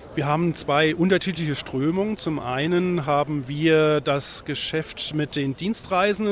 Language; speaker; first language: German; native; German